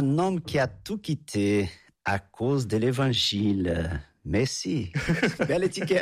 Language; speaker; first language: French; non-native, fluent; Portuguese